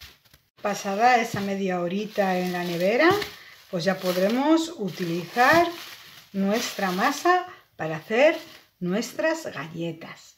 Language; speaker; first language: Spanish; native; Spanish